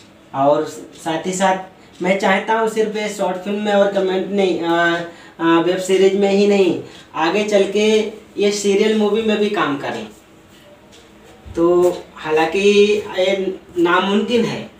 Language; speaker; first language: Hindi; native; Hindi